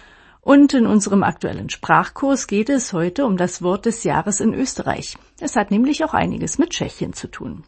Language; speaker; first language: German; native; German